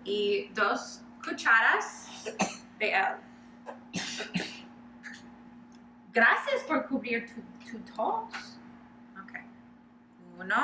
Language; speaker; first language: Spanish; non-native, learner; English